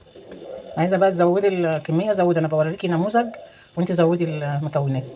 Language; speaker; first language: Arabic; native; Arabic